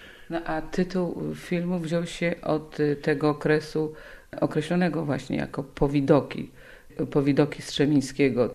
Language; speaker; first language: Polish; native; Polish